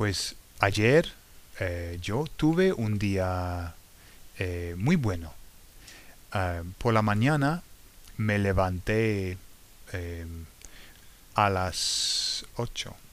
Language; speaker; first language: Spanish; non-native, fluent; English